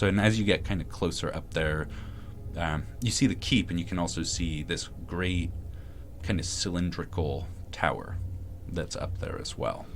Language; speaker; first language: English; native; English